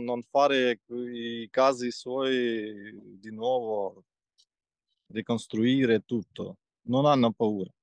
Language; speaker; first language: Italian; non-native, fluent; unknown